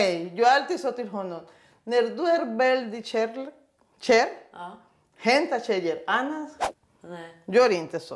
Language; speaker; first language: Swedish; non-native, learner; Spanish